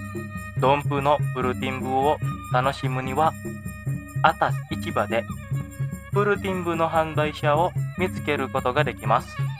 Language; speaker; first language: Japanese; non-native, fluent; Indonesian